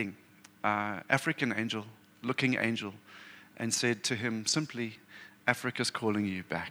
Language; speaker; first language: English; native; English